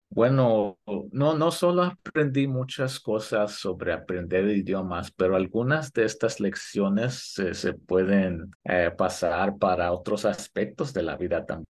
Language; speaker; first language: Spanish; early bilingual, heritage; Spanish